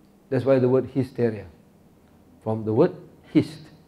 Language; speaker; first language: English; non-native, local second language; Malay